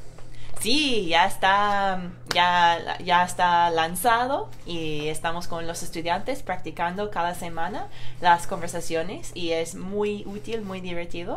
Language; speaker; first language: Spanish; non-native, fluent; English